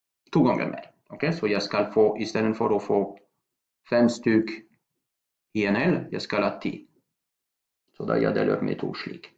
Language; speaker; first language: Norwegian; non-native, fluent; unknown